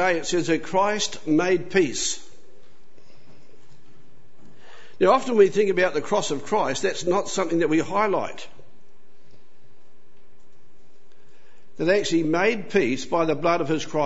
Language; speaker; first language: English; native; English